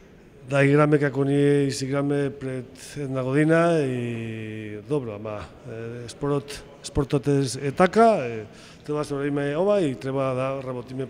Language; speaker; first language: Macedonian; non-native, fluent; Spanish